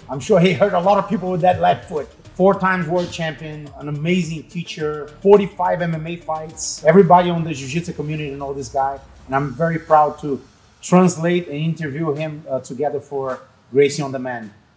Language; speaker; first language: English; non-native, fluent; Portuguese